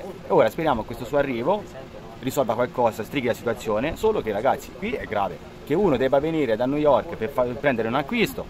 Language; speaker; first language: Italian; native; Italian